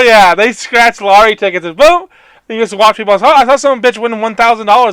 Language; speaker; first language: English; native; English